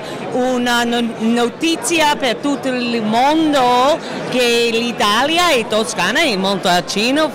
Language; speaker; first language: Italian; non-native, learner; English